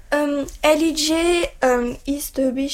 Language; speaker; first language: German; non-native, learner; French